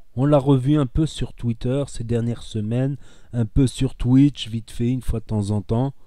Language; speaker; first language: French; native; French